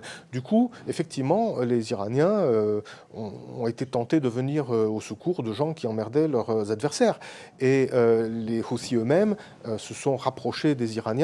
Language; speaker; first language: French; native; French